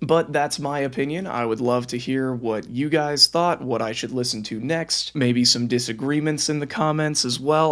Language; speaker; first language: English; native; English